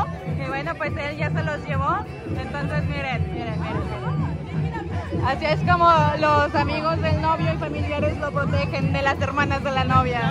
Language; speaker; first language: Spanish; native; Spanish